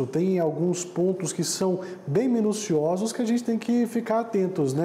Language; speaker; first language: Portuguese; native; Portuguese